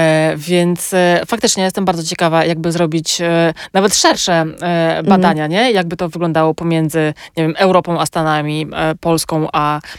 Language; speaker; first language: Polish; native; Polish